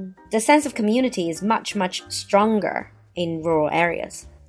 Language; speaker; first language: English; non-native, fluent; Chinese